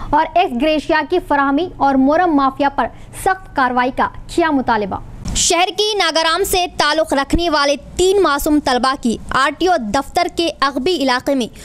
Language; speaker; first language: Urdu; native; Urdu